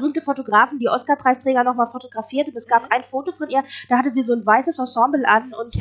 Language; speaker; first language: German; native; German